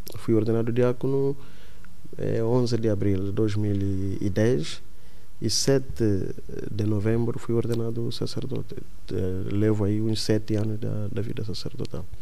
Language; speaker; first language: Portuguese; non-native, local second language; Kongo